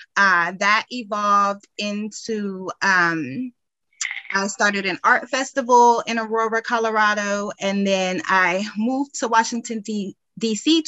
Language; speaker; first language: English; native; English